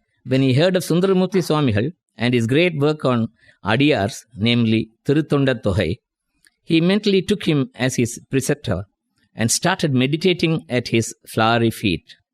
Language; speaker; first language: English; non-native, local second language; Tamil